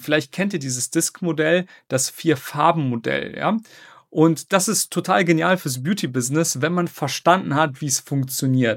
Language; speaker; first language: German; native; German